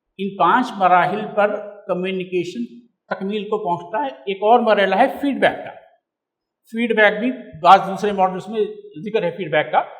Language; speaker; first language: Urdu; native; Urdu